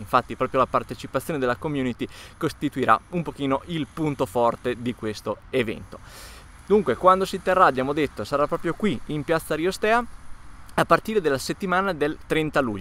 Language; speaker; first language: Italian; native; Italian